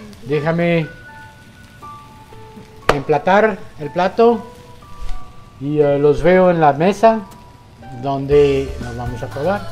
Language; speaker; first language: Spanish; non-native, fluent; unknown